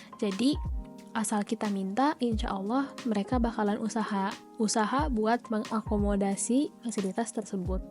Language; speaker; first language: Indonesian; native; Indonesian